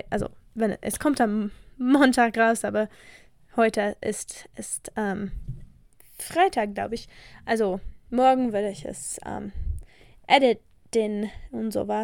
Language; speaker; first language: German; non-native, learner; English